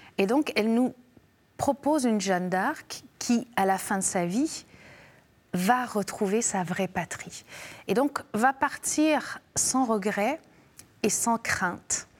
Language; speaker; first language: French; native; French